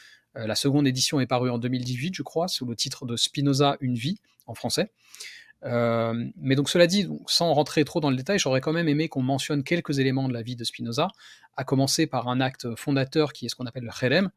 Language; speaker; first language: French; native; French